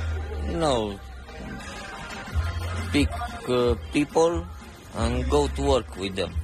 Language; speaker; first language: English; non-native, learner; Romanian